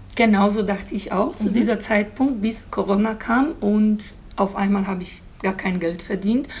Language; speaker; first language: German; non-native, fluent; Polish